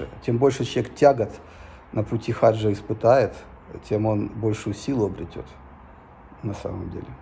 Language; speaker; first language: Russian; native; Russian